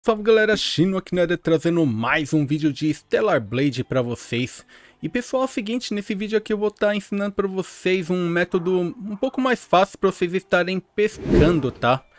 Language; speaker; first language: Portuguese; native; Portuguese